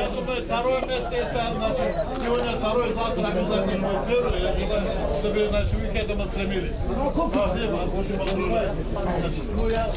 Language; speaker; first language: Russian; non-native, local second language; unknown